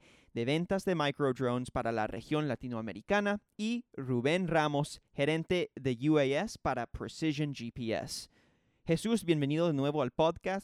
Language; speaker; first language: Spanish; non-native, fluent; English